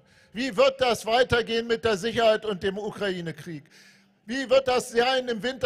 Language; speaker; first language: German; native; German